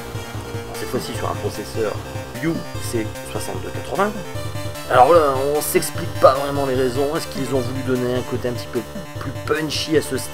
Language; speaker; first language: French; native; French